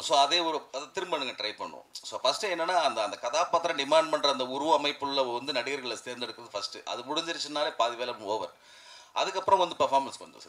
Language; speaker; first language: Tamil; native; Tamil